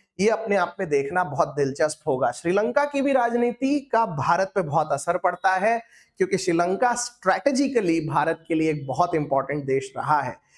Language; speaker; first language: Hindi; non-native, local second language; Marathi